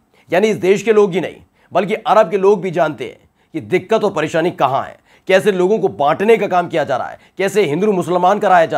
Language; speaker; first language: Hindi; native; Hindi